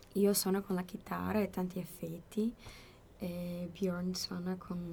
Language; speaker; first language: Italian; non-native, fluent; Portuguese